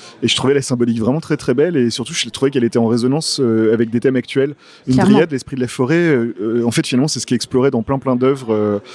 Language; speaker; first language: French; native; French